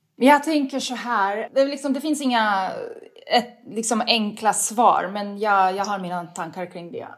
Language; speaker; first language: Swedish; non-native, fluent; Russian